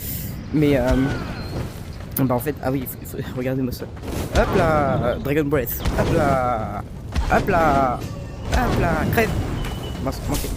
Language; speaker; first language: French; native; French